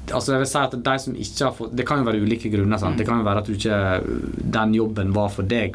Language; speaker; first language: Norwegian; native; Norwegian